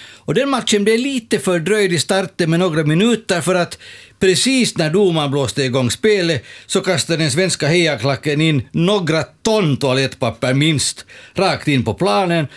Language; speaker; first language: Swedish; native; Swedish